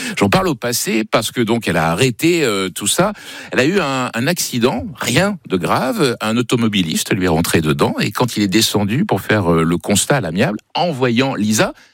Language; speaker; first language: French; native; French